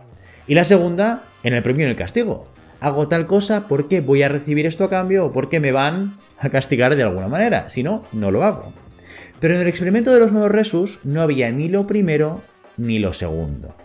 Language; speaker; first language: Spanish; native; Spanish